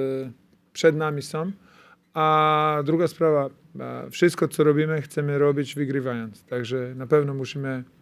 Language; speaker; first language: Polish; non-native, fluent; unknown